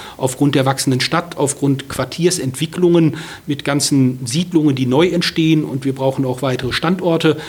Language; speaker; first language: German; native; German